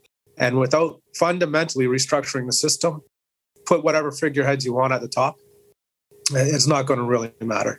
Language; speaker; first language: English; native; English